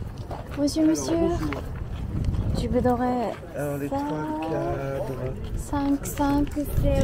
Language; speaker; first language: French; non-native, learner; Japanese